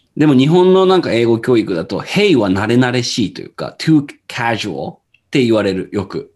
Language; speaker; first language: Japanese; native; Japanese